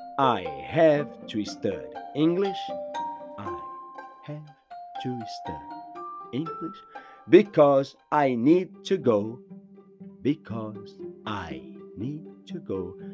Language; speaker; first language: English; non-native, fluent; Portuguese